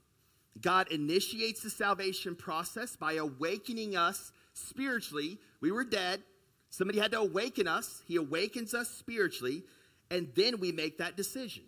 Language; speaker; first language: English; native; English